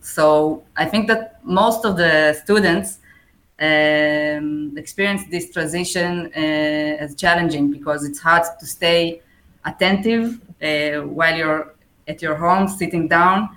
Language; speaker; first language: English; non-native, fluent; Hebrew